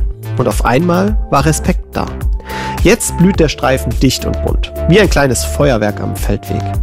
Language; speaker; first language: German; native; German